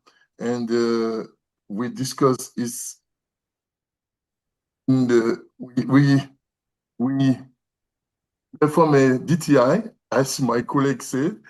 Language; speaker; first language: English; non-native, learner; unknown